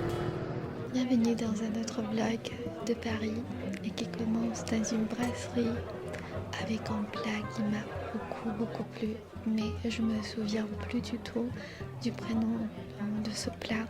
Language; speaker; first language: French; non-native, fluent; Armenian